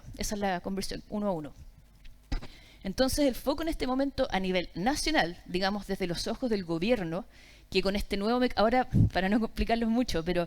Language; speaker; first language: Spanish; native; Spanish